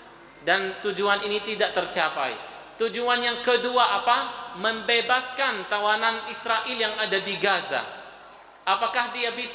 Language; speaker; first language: Indonesian; non-native, fluent; Arabic